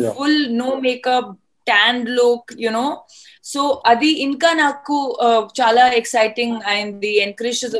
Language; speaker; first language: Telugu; non-native, fluent; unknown